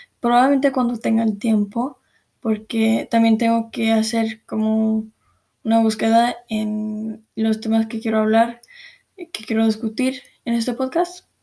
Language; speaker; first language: Spanish; early bilingual, heritage; Spanish